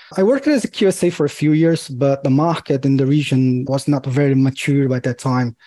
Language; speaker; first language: English; non-native, fluent; Portuguese